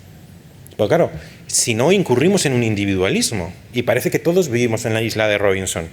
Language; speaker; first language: Spanish; native; Spanish